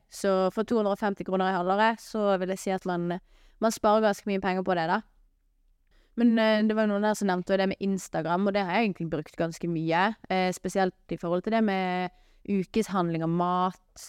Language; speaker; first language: Norwegian; native; Norwegian